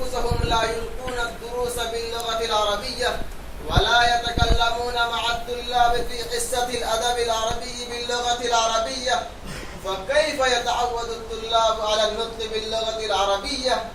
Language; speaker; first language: Arabic; non-native, learner; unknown